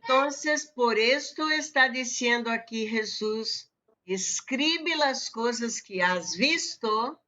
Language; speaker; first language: Spanish; non-native, fluent; Portuguese